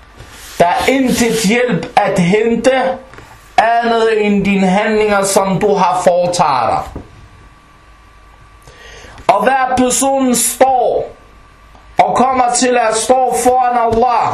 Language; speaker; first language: Danish; early bilingual, other home language; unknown